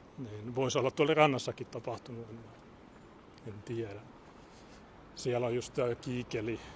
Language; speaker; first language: Finnish; native; Finnish